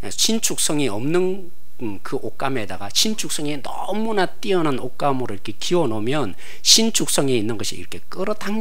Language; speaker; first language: Korean; native; Korean